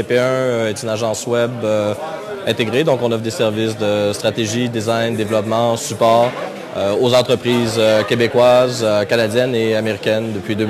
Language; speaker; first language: French; native; French